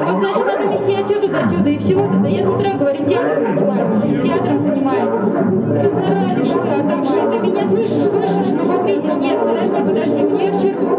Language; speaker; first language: Russian; native; Russian